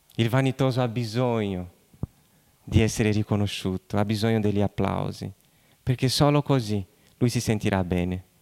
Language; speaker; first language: Italian; non-native, fluent; Portuguese